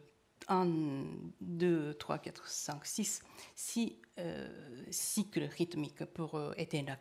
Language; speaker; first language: French; non-native, learner; Japanese